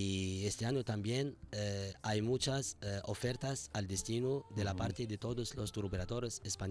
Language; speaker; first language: Spanish; non-native, fluent; Arabic